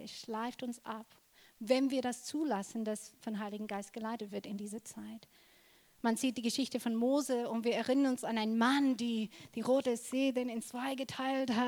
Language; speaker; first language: German; non-native, fluent; English